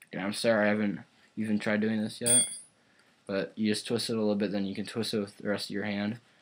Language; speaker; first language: English; native; English